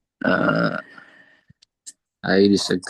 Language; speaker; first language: English; non-native, learner; Indonesian